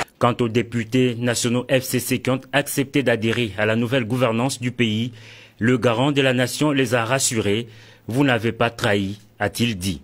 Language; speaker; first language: French; non-native, local second language; Lingala